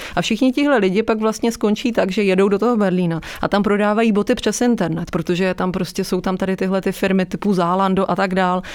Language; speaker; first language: Czech; native; Czech